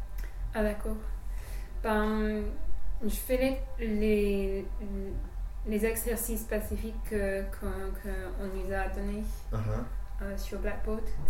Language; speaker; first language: French; non-native, fluent; English